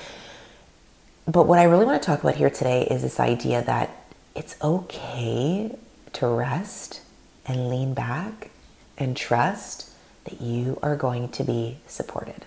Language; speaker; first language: English; non-native, fluent; Russian